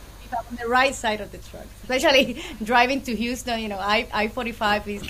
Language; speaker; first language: English; non-native, fluent; Spanish